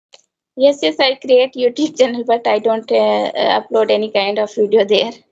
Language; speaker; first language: English; non-native, learner; Hindi